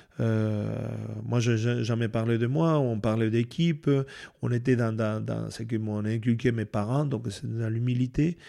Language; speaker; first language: French; non-native, fluent; Spanish